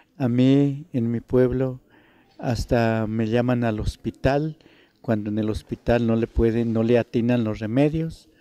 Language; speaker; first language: Spanish; non-native, local second language; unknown